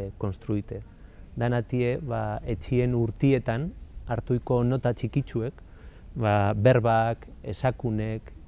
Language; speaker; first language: Basque; native; Basque